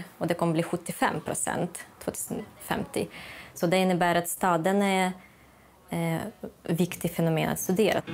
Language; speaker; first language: Swedish; non-native, fluent; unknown